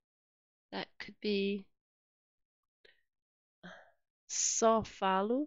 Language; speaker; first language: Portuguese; non-native, fluent; English